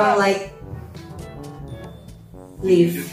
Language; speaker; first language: English; non-native, learner; Indonesian